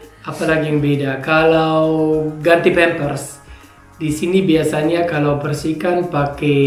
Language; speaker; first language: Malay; non-native, fluent; German